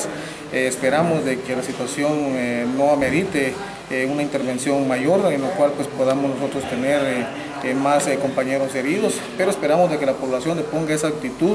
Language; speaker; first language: Spanish; native; Spanish